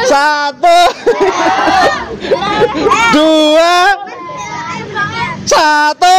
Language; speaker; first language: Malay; non-native, local second language; Javanese